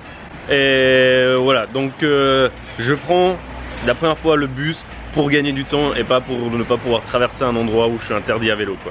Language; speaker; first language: French; native; French